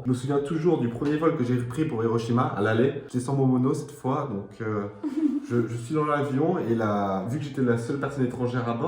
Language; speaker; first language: French; native; French